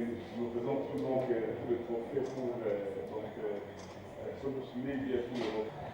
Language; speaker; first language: French; non-native, fluent; Serbian